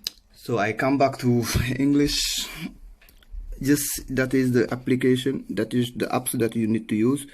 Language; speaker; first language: English; non-native, learner; Wolof